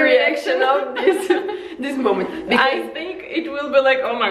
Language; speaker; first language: English; non-native, learner; Russian